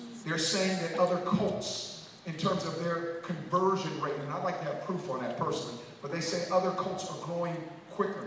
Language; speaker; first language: English; native; English